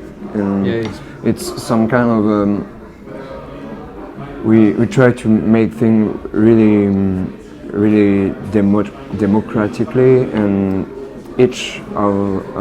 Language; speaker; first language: English; non-native, learner; French